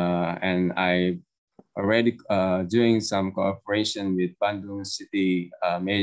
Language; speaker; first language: English; non-native, learner; Indonesian